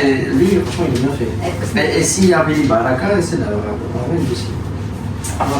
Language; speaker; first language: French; early bilingual, other home language; Armenian